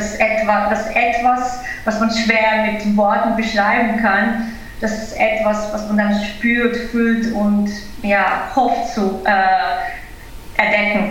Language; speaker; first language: German; non-native, fluent; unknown